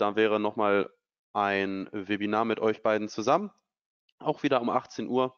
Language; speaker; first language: German; native; German